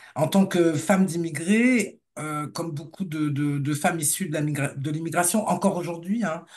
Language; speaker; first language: French; native; French